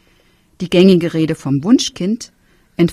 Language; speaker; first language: German; native; German